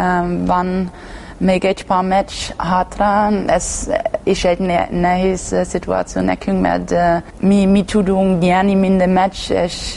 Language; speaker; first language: Hungarian; non-native, learner; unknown